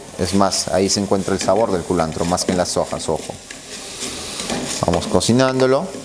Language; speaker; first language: Spanish; native; Spanish